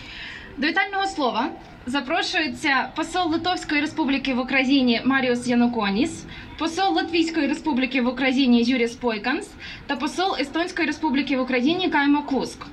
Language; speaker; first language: Ukrainian; native; Ukrainian